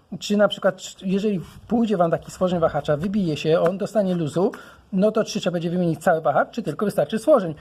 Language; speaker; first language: Polish; native; Polish